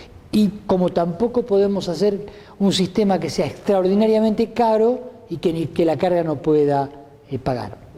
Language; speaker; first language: Spanish; native; Spanish